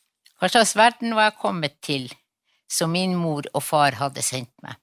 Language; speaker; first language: Norwegian; non-native, local second language; Northern Sami